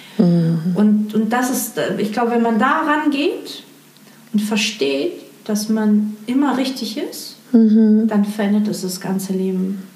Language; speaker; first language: German; early bilingual, other home language; Portuguese